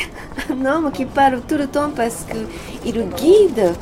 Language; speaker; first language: French; non-native, learner; Japanese